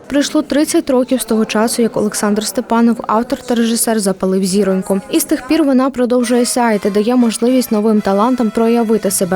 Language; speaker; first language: Ukrainian; native; Ukrainian